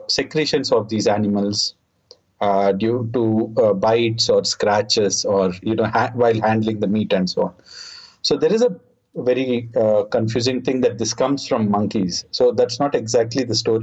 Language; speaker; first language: English; non-native, local second language; Telugu